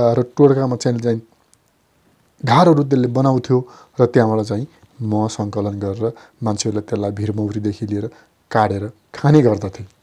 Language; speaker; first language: Nepali; native; Nepali